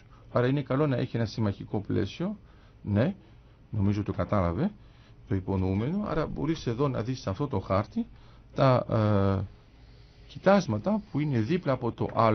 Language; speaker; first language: Greek; native; Greek